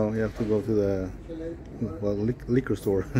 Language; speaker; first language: English; non-native, fluent; Norwegian